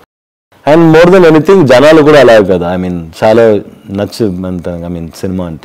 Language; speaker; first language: Telugu; non-native, learner; Tamil